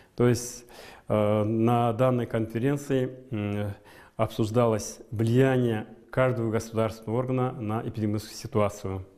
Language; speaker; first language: Russian; non-native, local second language; Kazakh